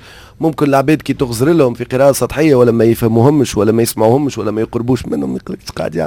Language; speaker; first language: Arabic; native; Arabic